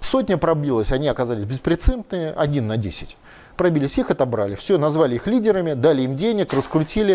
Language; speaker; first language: Russian; native; Russian